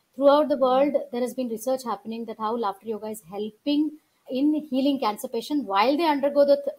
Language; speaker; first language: English; non-native, local second language; Gujarati